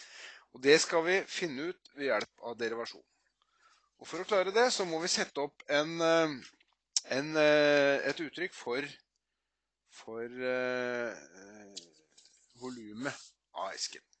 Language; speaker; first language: Norwegian; native; Norwegian